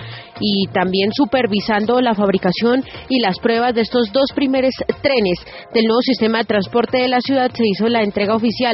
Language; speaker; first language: Spanish; native; Spanish